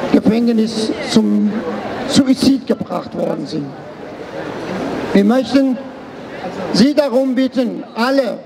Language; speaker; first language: German; non-native, fluent; Persian